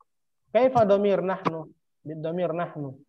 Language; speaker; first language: Arabic; non-native, fluent; Indonesian